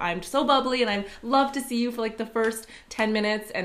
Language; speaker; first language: English; native; English